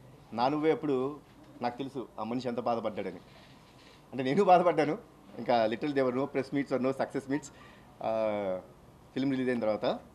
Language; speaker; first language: Telugu; native; Telugu